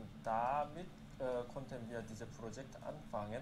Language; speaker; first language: German; non-native, fluent; Korean